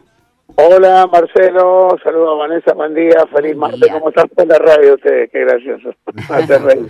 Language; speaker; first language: Spanish; native; Spanish